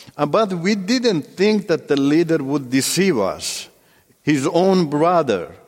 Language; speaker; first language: English; non-native, fluent; Turkish